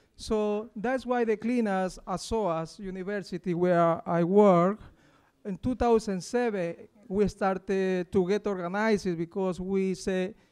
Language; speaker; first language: English; non-native, fluent; Spanish